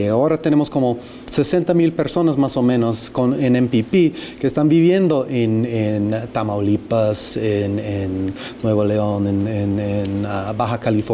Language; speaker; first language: Spanish; non-native, fluent; English